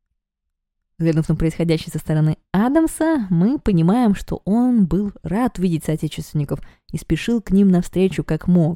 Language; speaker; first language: Russian; native; Russian